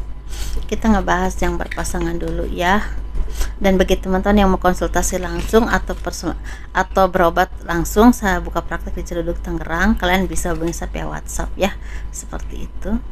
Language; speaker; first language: Indonesian; native; Indonesian